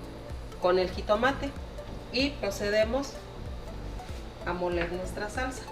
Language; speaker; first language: Spanish; native; Spanish